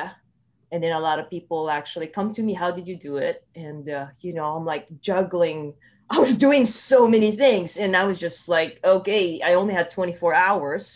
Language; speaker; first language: English; non-native, local second language; Filipino